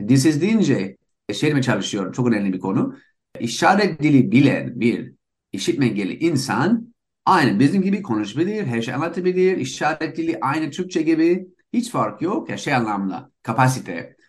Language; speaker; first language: Turkish; non-native, fluent; English